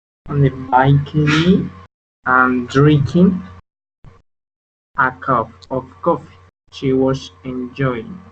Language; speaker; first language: English; non-native, learner; Spanish